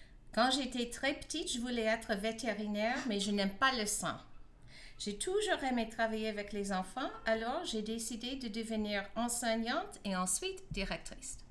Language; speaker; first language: French; non-native, fluent; English